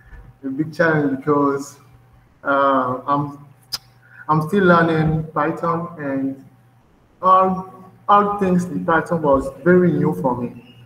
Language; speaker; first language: English; non-native, fluent; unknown